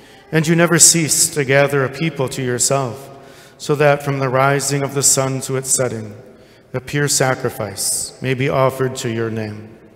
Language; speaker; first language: English; native; English